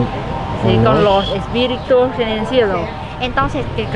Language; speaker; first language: Spanish; non-native, learner; Vietnamese